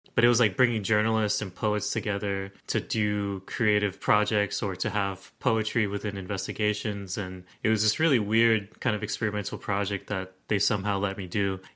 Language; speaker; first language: English; native; English